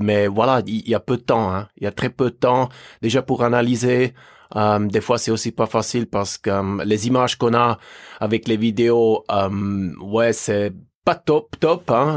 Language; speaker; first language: French; native; French